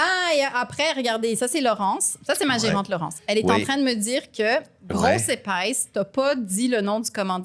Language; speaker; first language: French; native; French